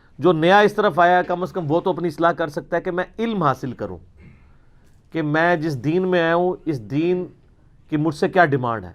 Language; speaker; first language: Urdu; non-native, local second language; Punjabi